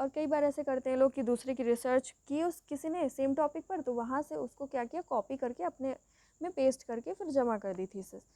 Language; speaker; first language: Hindi; native; Hindi